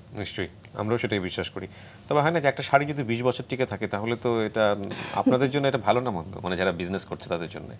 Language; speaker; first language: Bangla; native; Bangla